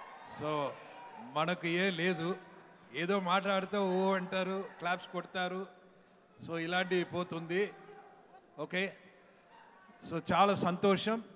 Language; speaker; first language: Telugu; non-native, learner; Tamil